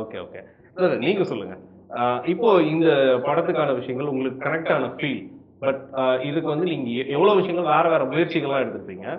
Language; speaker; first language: Tamil; native; Tamil